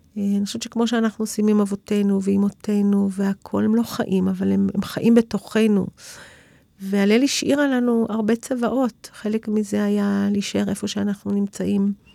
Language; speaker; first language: Hebrew; early bilingual, other home language; English